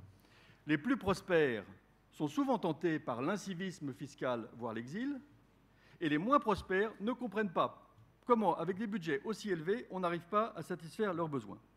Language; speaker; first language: French; native; French